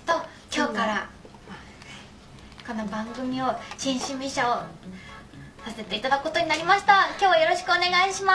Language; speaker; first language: Japanese; native; Japanese